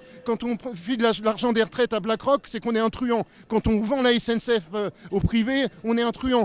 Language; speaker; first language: French; native; French